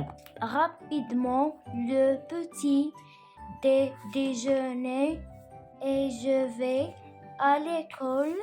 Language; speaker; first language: French; non-native, learner; Arabic